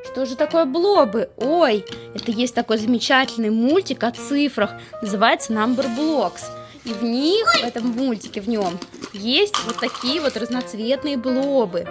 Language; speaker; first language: Russian; native; Russian